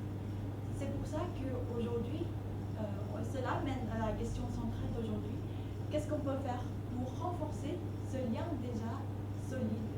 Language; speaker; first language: French; non-native, fluent; Thai